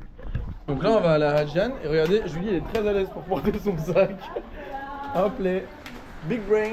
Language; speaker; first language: French; native; French